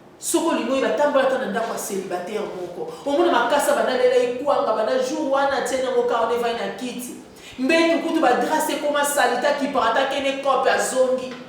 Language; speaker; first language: Lingala; native; Lingala